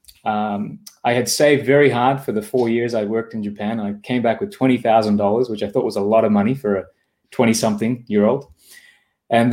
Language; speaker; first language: English; native; English